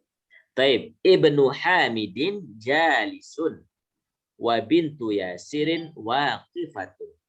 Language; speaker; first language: Arabic; non-native, fluent; Indonesian